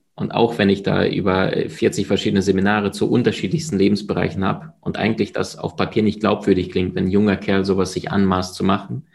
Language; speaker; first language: German; early bilingual, other home language; Russian